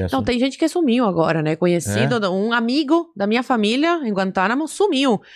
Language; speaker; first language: Portuguese; early bilingual, other home language; Spanish